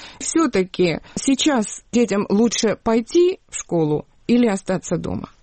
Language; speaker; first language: Russian; non-native, local second language; Georgian